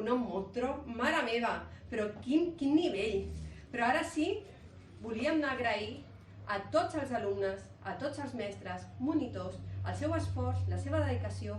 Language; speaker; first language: Catalan; native; Catalan